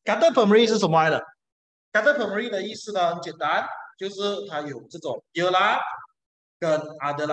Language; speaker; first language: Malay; non-native, local second language; Chinese